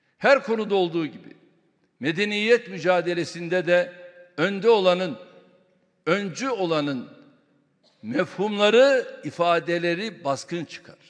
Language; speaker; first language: Turkish; native; Turkish